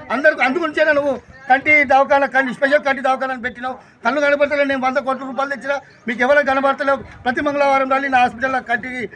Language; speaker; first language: Telugu; native; Telugu